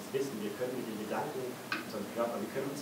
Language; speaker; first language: German; native; German